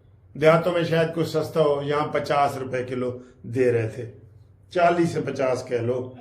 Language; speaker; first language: Hindi; non-native, local second language; Punjabi